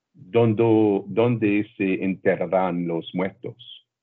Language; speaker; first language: Spanish; non-native, learner; French